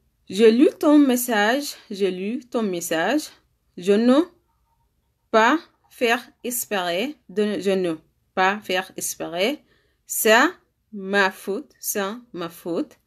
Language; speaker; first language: French; non-native, learner; Arabic